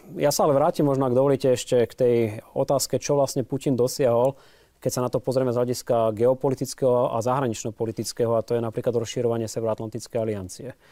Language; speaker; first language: Slovak; native; Slovak